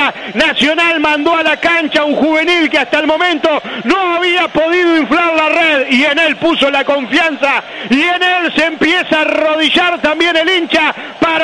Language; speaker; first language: Spanish; native; Spanish